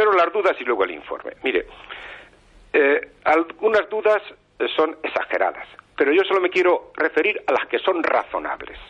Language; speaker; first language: Spanish; native; Spanish